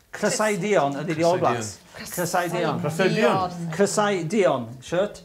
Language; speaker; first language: Welsh; native; Welsh